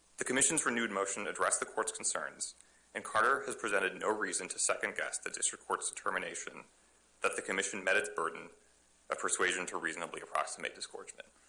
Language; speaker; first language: English; native; English